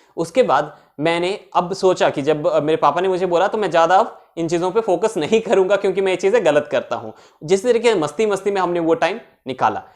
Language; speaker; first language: Hindi; native; Hindi